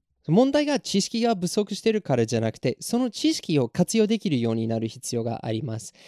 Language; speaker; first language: Japanese; non-native, fluent; English